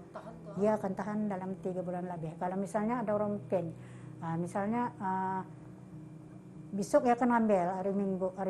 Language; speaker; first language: Malay; native; Malay